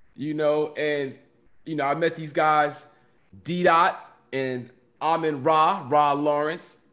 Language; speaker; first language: English; native; English